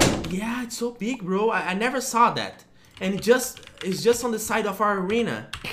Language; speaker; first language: English; non-native, fluent; Portuguese